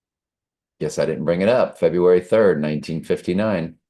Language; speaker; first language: English; native; English